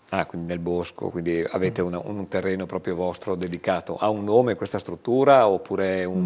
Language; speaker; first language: Italian; native; Italian